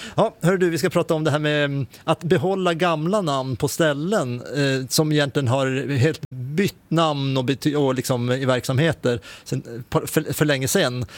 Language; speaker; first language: Swedish; native; Swedish